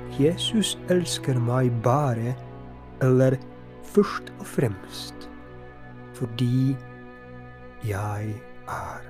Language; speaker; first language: Norwegian; non-native, fluent; Polish